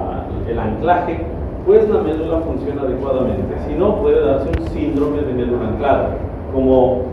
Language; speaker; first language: Spanish; native; Spanish